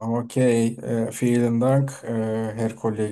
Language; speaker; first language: German; non-native, fluent; Turkish